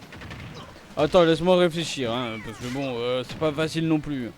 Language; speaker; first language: French; native; French